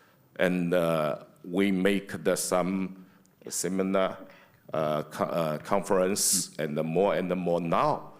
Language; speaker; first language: English; non-native, fluent; Chinese